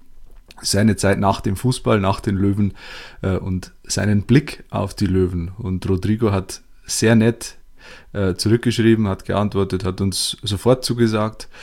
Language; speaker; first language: German; native; German